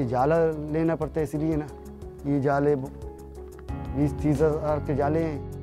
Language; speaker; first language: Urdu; non-native, local second language; Baluchi